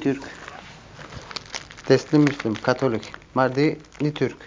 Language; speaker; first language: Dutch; non-native, learner; Turkish